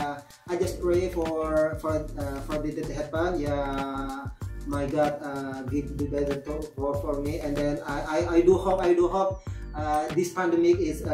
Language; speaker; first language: English; non-native, learner; Indonesian